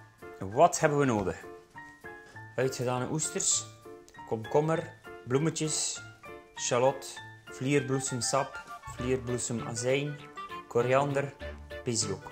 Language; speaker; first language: Dutch; native; Dutch